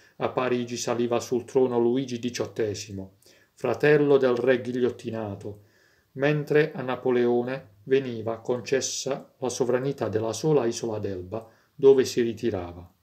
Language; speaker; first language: Italian; native; Italian